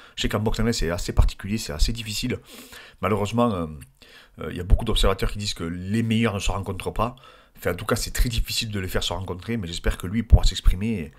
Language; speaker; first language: French; native; French